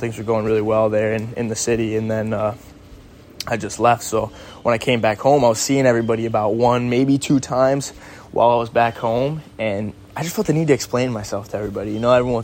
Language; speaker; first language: English; native; English